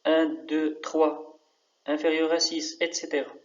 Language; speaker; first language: French; non-native, local second language; Arabic